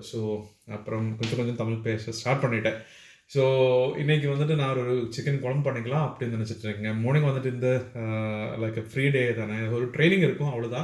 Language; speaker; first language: Tamil; non-native, learner; Malayalam